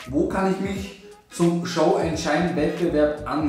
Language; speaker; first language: German; native; German